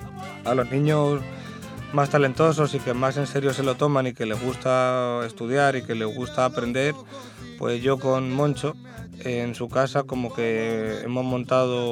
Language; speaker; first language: Spanish; native; Spanish